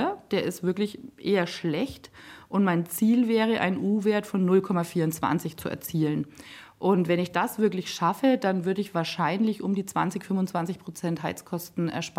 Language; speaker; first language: German; native; German